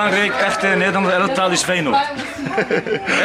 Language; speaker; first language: Dutch; non-native, learner; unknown